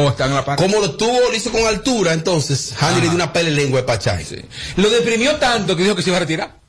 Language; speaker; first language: Spanish; native; Spanish